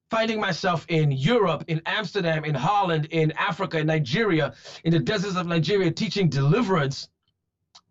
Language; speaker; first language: English; native; English